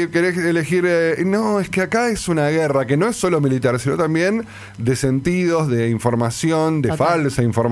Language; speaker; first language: Spanish; native; Spanish